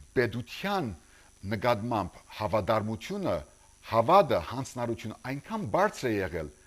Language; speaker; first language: Armenian; early bilingual, heritage; Armenian